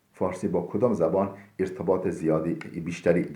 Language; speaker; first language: Persian; non-native, fluent; Turkish